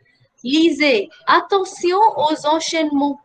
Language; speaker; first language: French; non-native, fluent; Hindi